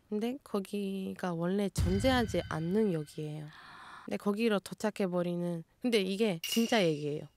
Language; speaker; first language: Korean; non-native, fluent; Japanese